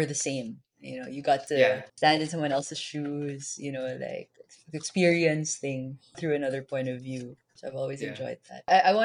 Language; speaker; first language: English; non-native, local second language; Filipino